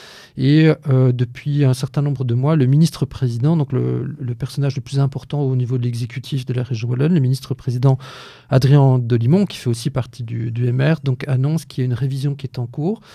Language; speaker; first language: French; native; French